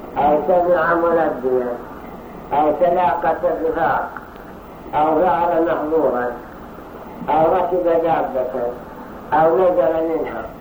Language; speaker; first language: Arabic; native; Arabic